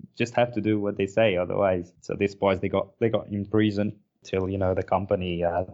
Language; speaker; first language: English; non-native, fluent; Portuguese